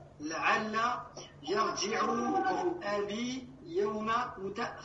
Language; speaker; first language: Arabic; non-native, learner; French